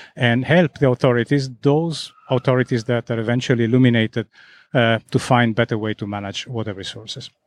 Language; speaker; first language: English; non-native, fluent; Italian